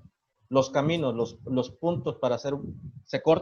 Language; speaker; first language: Spanish; native; Spanish